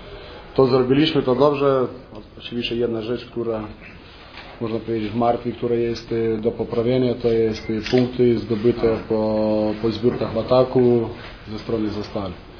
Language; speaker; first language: Polish; non-native, fluent; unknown